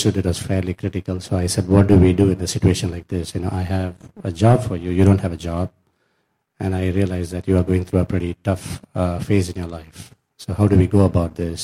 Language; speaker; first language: English; non-native, local second language; Tamil